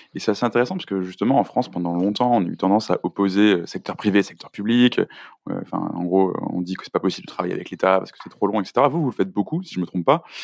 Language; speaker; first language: French; native; French